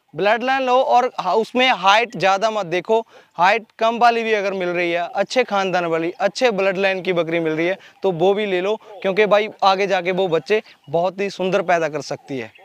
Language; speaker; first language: Hindi; non-native, local second language; Punjabi